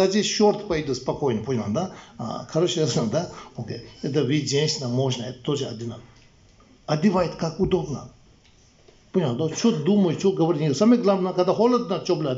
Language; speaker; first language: Russian; non-native, learner; Tibetan